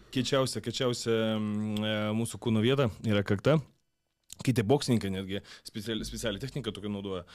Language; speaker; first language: Lithuanian; non-native, local second language; Russian